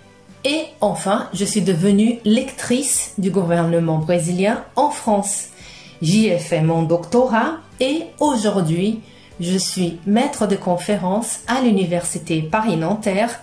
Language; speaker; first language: French; non-native, fluent; Portuguese